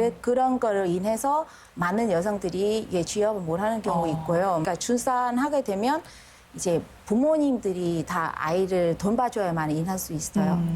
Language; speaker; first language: Korean; non-native, fluent; Vietnamese